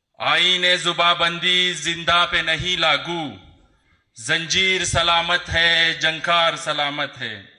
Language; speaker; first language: Urdu; non-native, local second language; Hazaragi